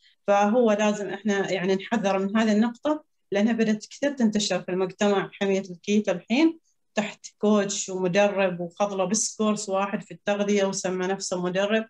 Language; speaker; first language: Arabic; native; Arabic